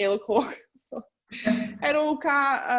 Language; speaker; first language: Portuguese; non-native, fluent; English